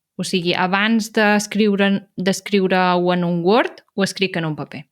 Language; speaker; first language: Catalan; native; Catalan